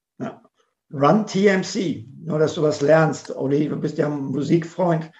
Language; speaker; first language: German; native; German